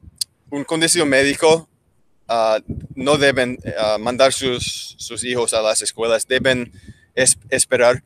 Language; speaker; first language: Spanish; non-native, learner; English